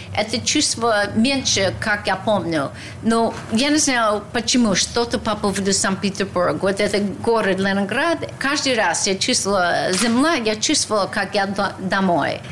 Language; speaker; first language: Russian; non-native, fluent; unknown